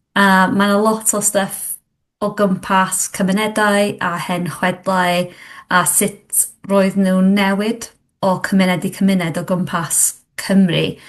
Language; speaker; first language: Welsh; non-native, local second language; English